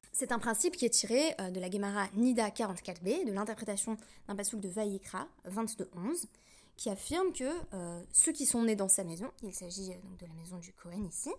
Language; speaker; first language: French; native; French